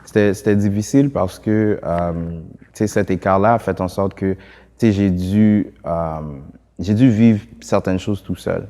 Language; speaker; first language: French; early bilingual, other home language; Haitian Creole